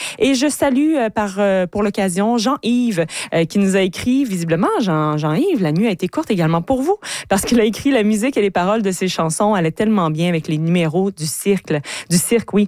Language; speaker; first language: French; native; French